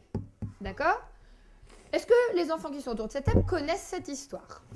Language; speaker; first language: French; native; French